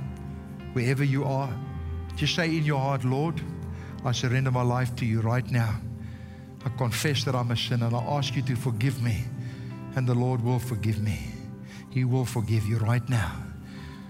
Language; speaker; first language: English; non-native, local second language; Afrikaans